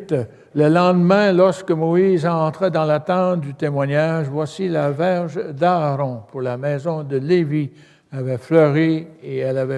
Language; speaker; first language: French; native; French